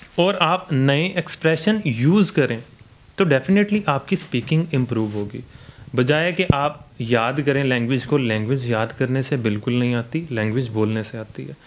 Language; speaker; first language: Urdu; non-native, local second language; Punjabi